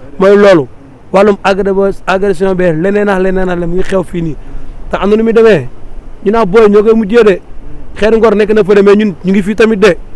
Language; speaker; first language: Wolof; native; Wolof